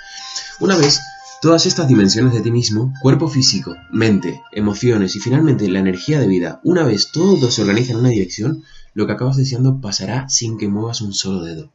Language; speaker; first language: Spanish; native; Spanish